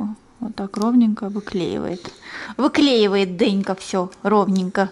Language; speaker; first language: Russian; native; Russian